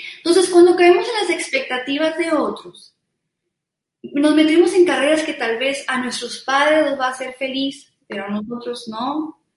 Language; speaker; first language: Spanish; early bilingual, heritage; Spanish